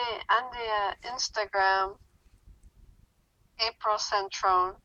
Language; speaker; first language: Arabic; early bilingual, heritage; English